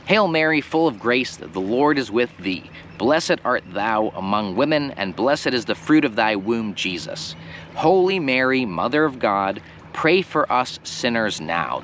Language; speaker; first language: English; native; English